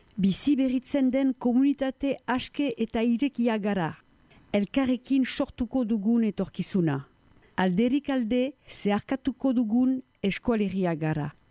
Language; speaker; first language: Basque; non-native, local second language; French